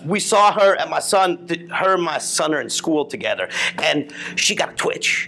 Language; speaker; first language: English; native; English